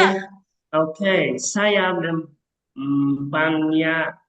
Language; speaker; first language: Indonesian; non-native, learner; Arabic